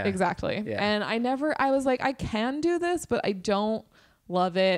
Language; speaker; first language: English; native; English